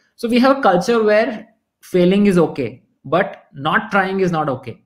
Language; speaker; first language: English; non-native, local second language; Kannada